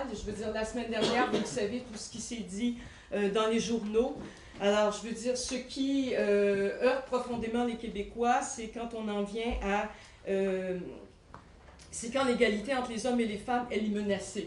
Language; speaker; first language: French; native; French